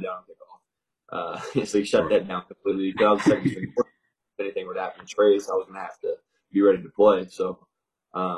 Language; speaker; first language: English; native; English